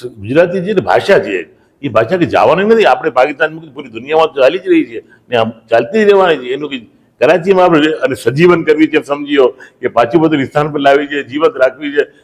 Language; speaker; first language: Gujarati; early bilingual, heritage; Gujarati